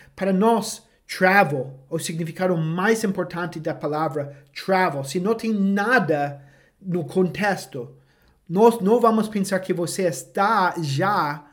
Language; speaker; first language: Portuguese; non-native, fluent; English